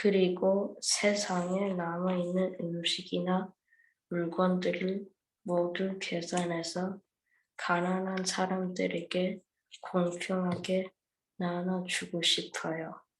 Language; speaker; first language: Korean; early bilingual, heritage; Korean